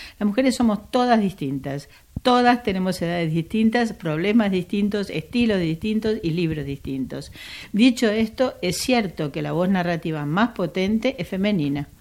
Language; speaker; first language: Spanish; native; Spanish